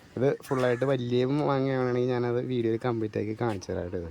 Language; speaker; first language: Malayalam; native; Malayalam